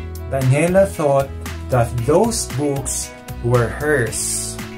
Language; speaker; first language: English; non-native, local second language; Filipino